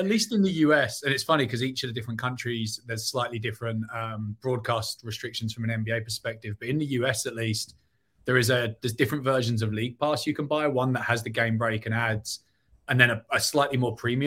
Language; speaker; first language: English; native; English